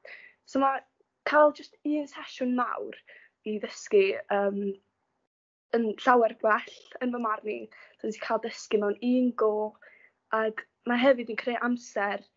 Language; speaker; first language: Welsh; non-native, local second language; English